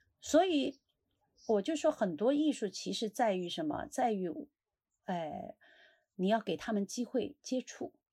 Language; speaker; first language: Chinese; native; Chinese